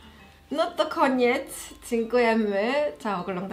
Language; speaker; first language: Polish; non-native, learner; Korean